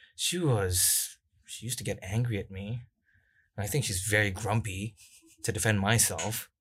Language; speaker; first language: English; non-native, local second language; Korean